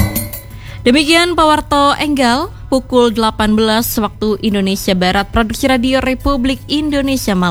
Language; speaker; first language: Indonesian; native; Indonesian